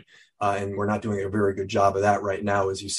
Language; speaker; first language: English; native; English